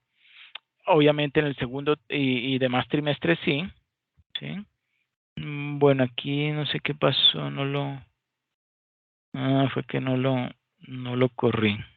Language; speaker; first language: Spanish; native; Spanish